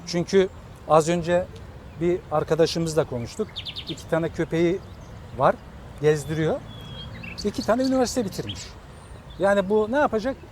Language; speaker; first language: Turkish; native; Turkish